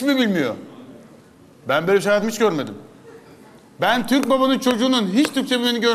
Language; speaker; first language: Turkish; native; Turkish